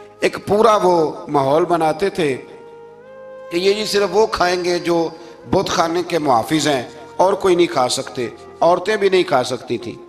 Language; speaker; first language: Urdu; non-native, local second language; Punjabi